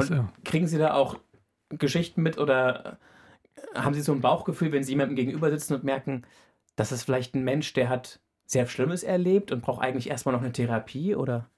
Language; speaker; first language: German; native; German